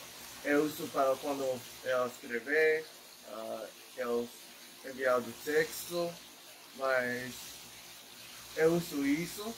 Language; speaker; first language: Portuguese; non-native, learner; English